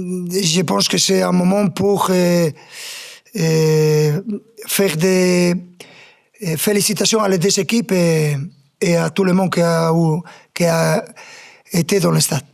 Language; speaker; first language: French; non-native, fluent; Spanish